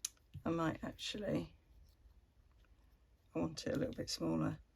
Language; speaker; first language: English; native; English